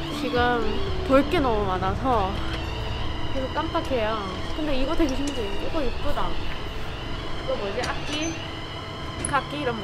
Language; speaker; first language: Korean; non-native, learner; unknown